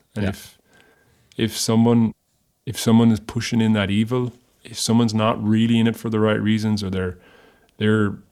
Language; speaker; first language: English; native; English